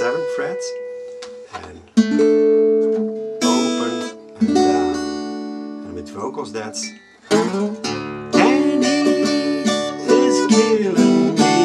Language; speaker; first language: English; non-native, fluent; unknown